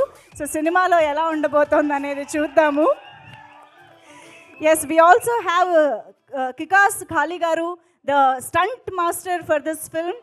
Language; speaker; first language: Telugu; native; Telugu